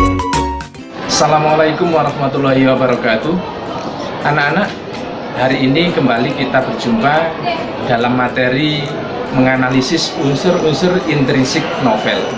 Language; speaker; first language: Indonesian; native; Indonesian